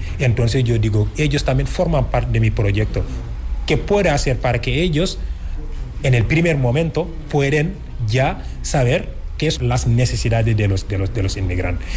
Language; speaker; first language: Spanish; non-native, fluent; Wolof